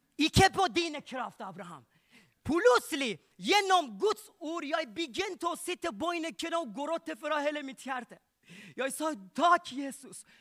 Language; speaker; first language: Norwegian; non-native, learner; Persian